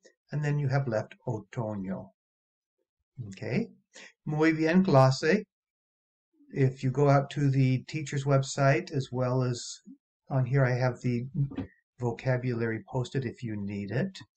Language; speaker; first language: English; native; English